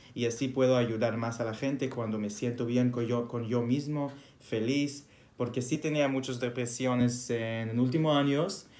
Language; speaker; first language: Spanish; non-native, fluent; Hebrew